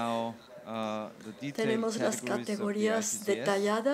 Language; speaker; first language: Spanish; non-native, learner; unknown